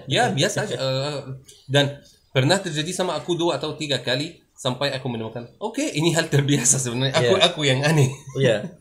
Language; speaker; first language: Indonesian; non-native, learner; French